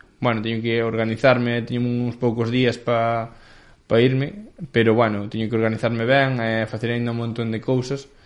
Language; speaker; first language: Galician; early bilingual, other home language; Spanish